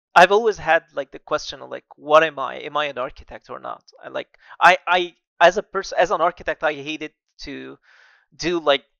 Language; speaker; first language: English; non-native, fluent; Arabic